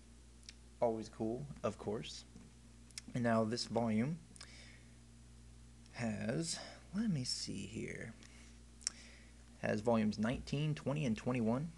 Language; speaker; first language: English; native; English